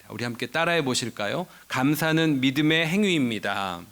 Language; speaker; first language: Korean; native; Korean